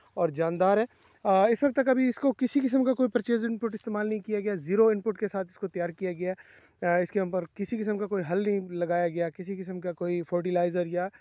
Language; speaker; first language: Urdu; non-native, local second language; Saraiki